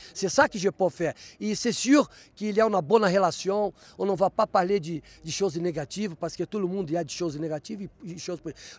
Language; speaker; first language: French; non-native, fluent; Portuguese